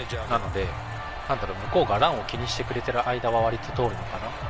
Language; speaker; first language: Japanese; native; Japanese